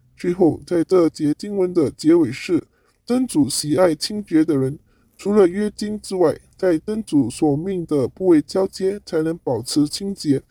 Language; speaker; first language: Chinese; non-native, local second language; Cantonese